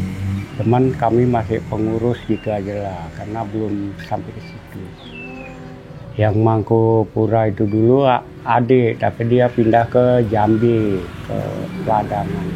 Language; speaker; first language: Indonesian; non-native, local second language; Balinese